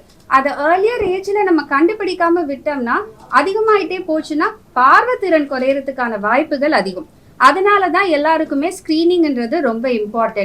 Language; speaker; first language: Tamil; native; Tamil